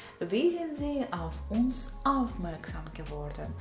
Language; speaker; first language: German; non-native, fluent; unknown